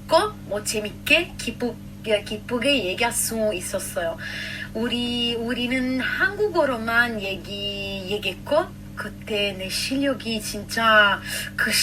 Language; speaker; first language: Korean; non-native, learner; Italian